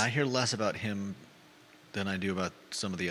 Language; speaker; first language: English; native; English